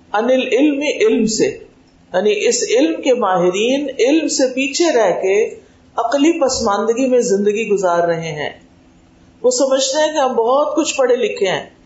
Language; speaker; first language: Urdu; native; Urdu